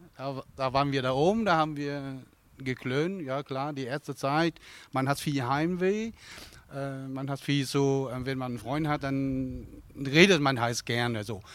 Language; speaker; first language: German; non-native, fluent; Vietnamese